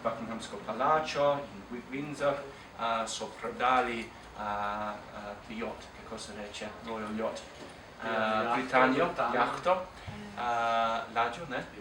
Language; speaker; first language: Slovenian; non-native, fluent; English